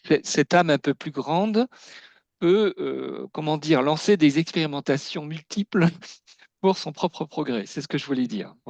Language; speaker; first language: French; native; French